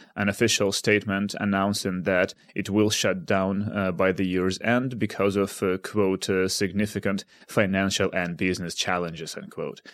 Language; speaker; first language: English; non-native, fluent; Ukrainian